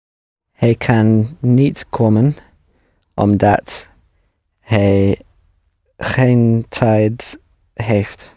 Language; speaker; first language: Dutch; non-native, learner; English